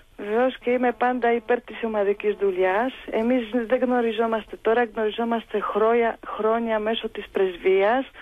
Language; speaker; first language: Greek; non-native, fluent; Polish